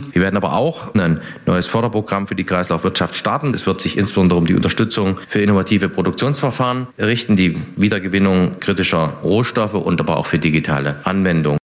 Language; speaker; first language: German; native; German